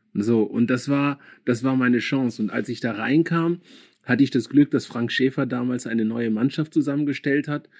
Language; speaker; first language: German; early bilingual, other home language; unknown